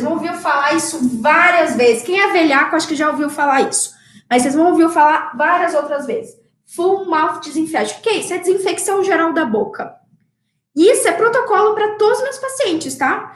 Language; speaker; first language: Portuguese; native; Portuguese